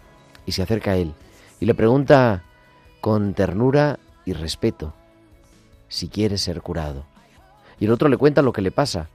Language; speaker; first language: Spanish; native; Spanish